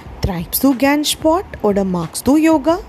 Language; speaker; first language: German; non-native, fluent; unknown